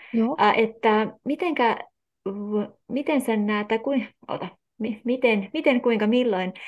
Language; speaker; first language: Finnish; native; Finnish